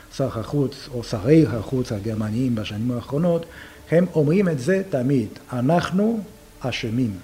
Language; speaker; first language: Hebrew; non-native, fluent; Polish